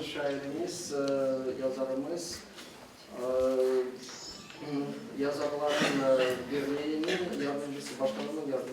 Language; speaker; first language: Turkish; non-native, fluent; Chuvash